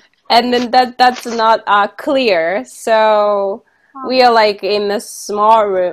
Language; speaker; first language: English; non-native, fluent; Japanese